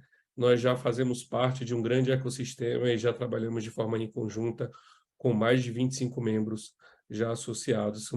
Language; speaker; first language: Portuguese; native; Portuguese